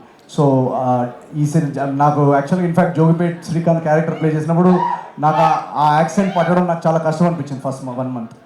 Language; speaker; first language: Telugu; native; Telugu